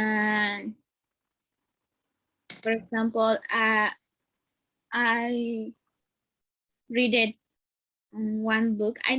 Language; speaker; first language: English; non-native, learner; Spanish